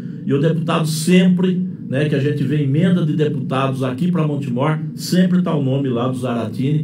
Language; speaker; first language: Portuguese; native; Portuguese